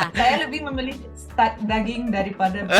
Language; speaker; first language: Indonesian; non-native, fluent; Russian